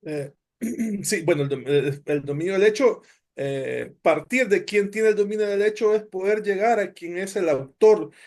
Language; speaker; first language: Spanish; native; Spanish